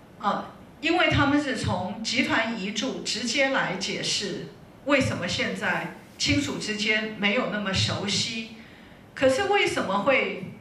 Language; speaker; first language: Chinese; native; Chinese